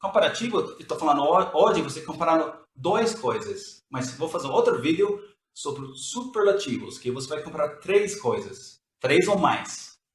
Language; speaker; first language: Portuguese; non-native, learner; English